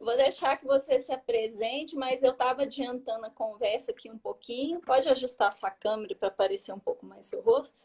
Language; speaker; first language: Portuguese; native; Portuguese